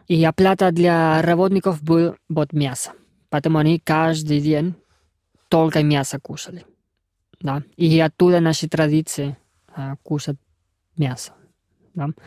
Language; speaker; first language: Russian; non-native, fluent; Spanish